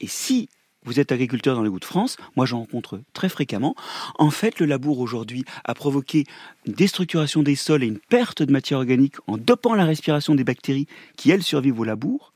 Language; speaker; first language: French; native; French